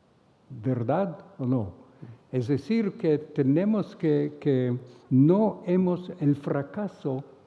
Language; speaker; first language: Spanish; non-native, fluent; Hebrew